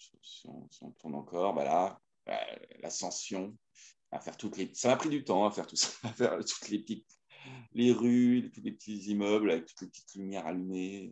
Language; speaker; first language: French; native; French